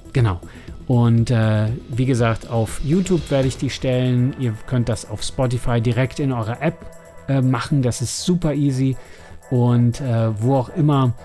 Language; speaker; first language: German; native; German